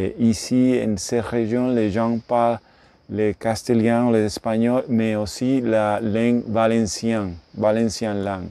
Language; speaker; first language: French; non-native, learner; Spanish